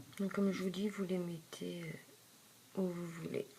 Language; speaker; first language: French; native; French